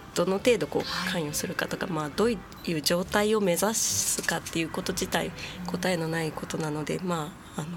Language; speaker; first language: Japanese; native; Japanese